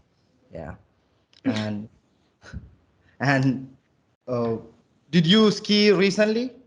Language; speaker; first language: English; non-native, local second language; Malayalam